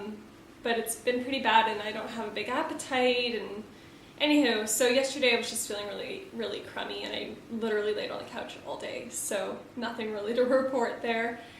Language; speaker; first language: English; native; English